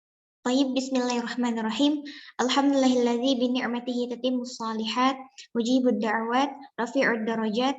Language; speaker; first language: Arabic; non-native, learner; Indonesian